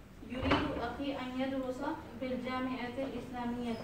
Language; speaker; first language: Arabic; non-native, learner; Urdu